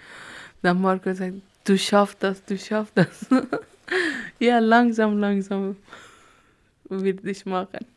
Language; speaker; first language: German; non-native, learner; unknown